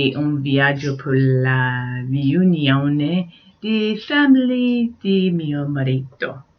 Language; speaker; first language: Italian; non-native, learner; English